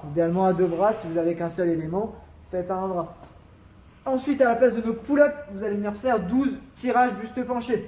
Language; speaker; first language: French; native; French